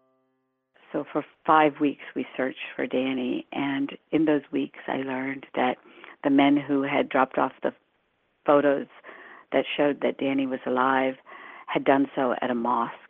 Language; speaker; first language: English; early bilingual, other home language; Urdu